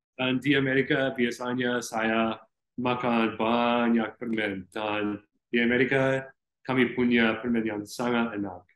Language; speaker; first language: Indonesian; non-native, learner; English